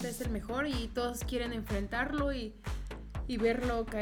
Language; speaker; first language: Spanish; native; Spanish